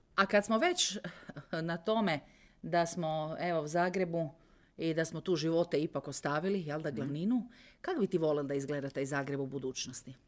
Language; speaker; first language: Croatian; native; Croatian